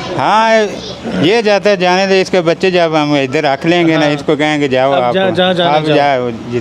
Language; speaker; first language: Hindi; non-native, local second language; Punjabi